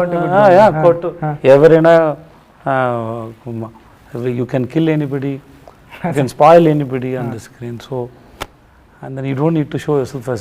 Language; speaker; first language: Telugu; non-native, learner; Tamil